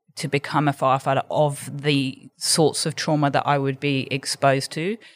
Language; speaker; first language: English; native; English